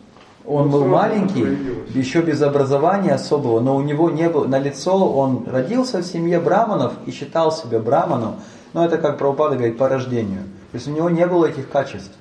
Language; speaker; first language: Russian; native; Russian